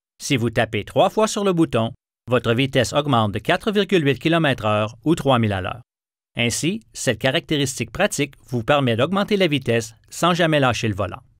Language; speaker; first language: French; native; French